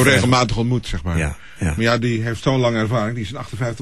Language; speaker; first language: Dutch; native; Dutch